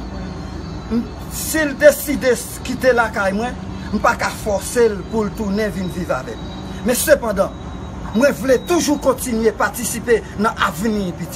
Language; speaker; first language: French; non-native, learner; Haitian Creole